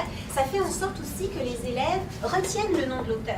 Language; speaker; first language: French; native; French